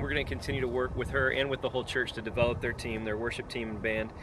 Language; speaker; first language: English; native; English